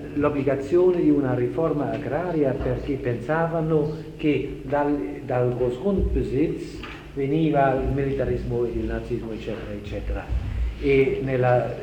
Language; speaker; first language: Italian; non-native, fluent; German